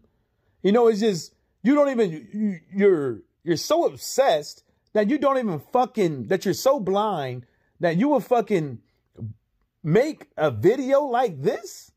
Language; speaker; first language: English; native; English